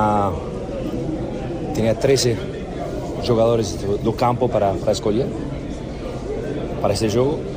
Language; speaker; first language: Portuguese; non-native, fluent; Spanish